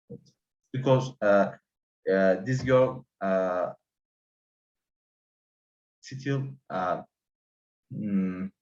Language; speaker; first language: English; non-native, learner; Turkish